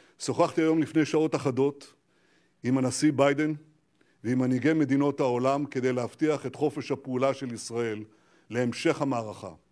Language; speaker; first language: Hebrew; native; Hebrew